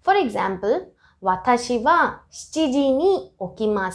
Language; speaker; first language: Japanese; non-native, fluent; Hindi